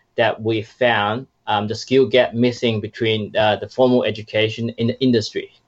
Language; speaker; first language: English; non-native, fluent; Chinese